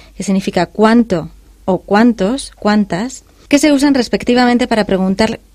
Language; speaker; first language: Spanish; native; Spanish